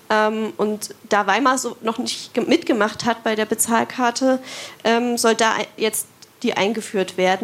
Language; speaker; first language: German; native; German